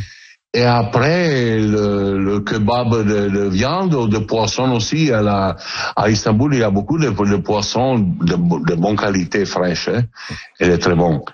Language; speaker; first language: French; non-native, learner; Turkish